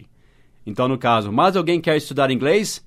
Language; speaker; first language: Portuguese; non-native, fluent; English